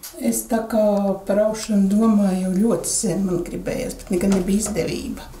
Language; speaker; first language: Latvian; native; Latvian